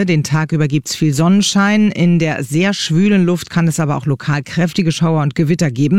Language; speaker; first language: German; native; German